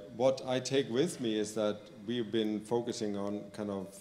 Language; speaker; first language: English; non-native, fluent; Icelandic